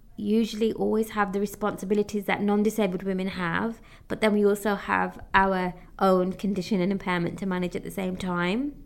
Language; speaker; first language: English; native; English